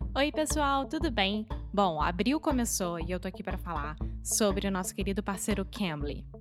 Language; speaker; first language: Portuguese; native; Portuguese